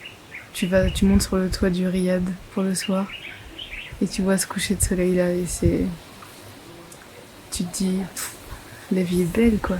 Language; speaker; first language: French; native; French